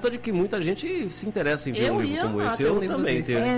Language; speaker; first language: Portuguese; native; Portuguese